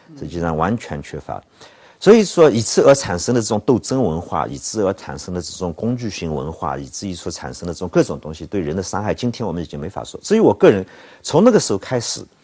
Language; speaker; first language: Chinese; native; Chinese